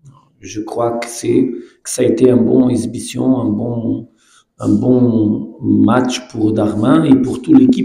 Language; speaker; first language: French; non-native, fluent; Portuguese